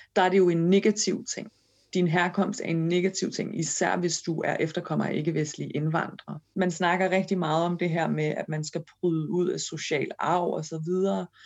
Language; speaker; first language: Danish; early bilingual, other home language; Kurdish